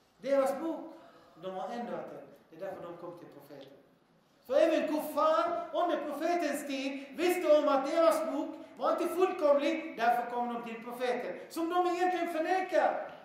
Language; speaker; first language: Swedish; early bilingual, other home language; Arabic